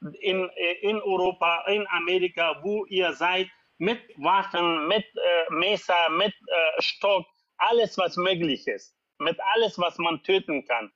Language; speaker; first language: German; non-native, learner; Persian